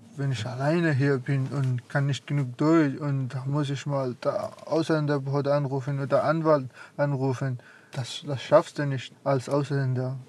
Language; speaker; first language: German; non-native, learner; Persian